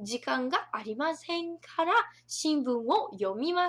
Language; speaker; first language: Japanese; non-native, fluent; Portuguese